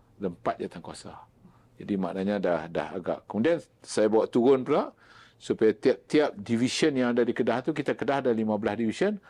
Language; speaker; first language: Malay; native; Malay